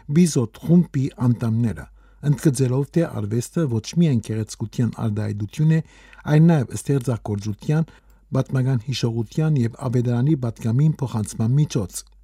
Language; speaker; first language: Armenian; early bilingual, heritage; Armenian